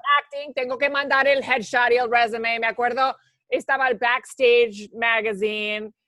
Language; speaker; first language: Spanish; early bilingual, heritage; Spanish